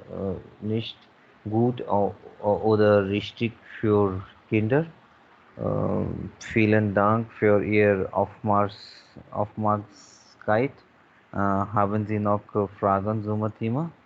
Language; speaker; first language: German; non-native, learner; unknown